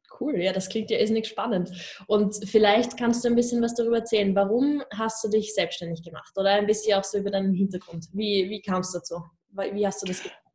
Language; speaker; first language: German; native; German